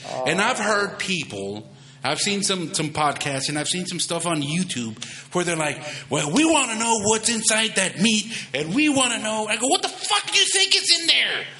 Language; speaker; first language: English; early bilingual, other home language; Spanish